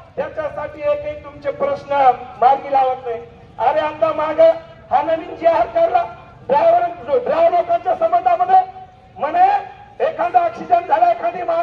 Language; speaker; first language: Marathi; non-native, local second language; Lambadi